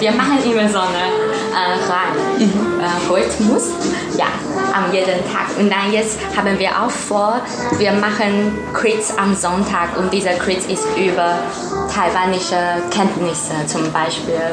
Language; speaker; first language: German; non-native, learner; Chinese